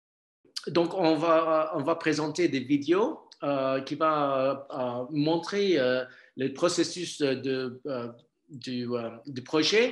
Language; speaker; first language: French; non-native, fluent; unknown